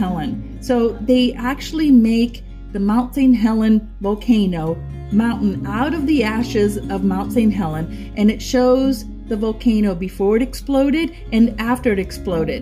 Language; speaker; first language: English; non-native, fluent; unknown